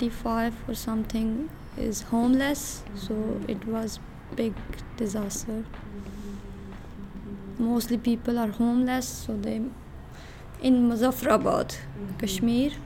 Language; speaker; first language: English; non-native, learner; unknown